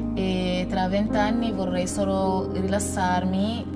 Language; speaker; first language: Italian; non-native, fluent; Wolof